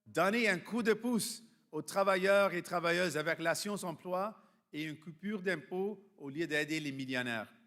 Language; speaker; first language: French; non-native, fluent; English